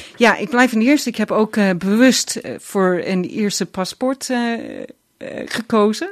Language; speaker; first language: Dutch; non-native, fluent; English